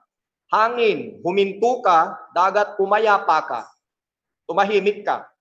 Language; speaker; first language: Filipino; native; Filipino